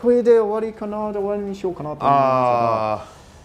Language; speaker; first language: Japanese; non-native, fluent; English